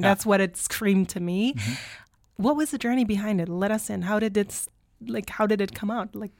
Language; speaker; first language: English; non-native, fluent; German